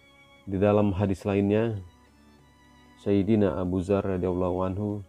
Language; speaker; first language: Indonesian; native; Indonesian